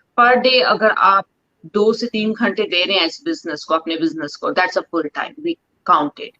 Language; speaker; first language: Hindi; non-native, local second language; Punjabi